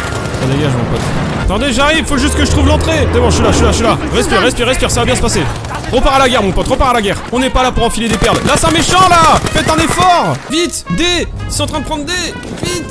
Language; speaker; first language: French; native; French